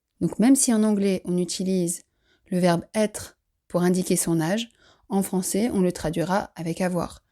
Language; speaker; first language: French; native; French